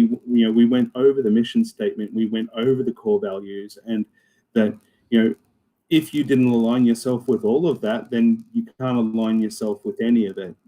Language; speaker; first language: English; native; English